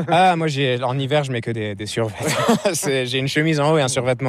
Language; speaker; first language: French; native; French